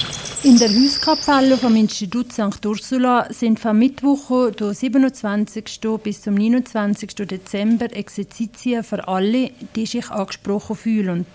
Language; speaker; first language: German; native; German